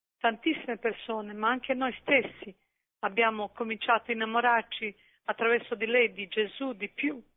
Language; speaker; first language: Italian; non-native, fluent; Croatian